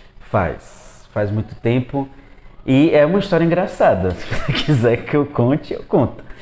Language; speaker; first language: Portuguese; early bilingual, other home language; Spanish